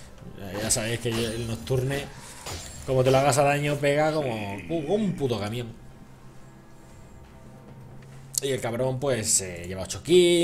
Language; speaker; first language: Spanish; native; Spanish